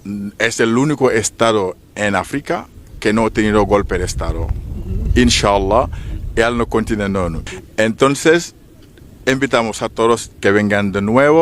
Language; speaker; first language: Spanish; non-native, fluent; Wolof